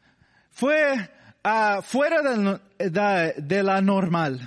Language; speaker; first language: Spanish; non-native, learner; English